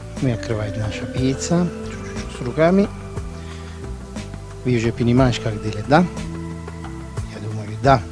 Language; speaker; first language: Russian; non-native, learner; Italian